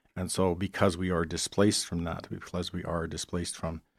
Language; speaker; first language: English; native; English